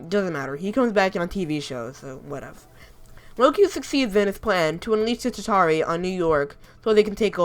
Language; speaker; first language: English; native; English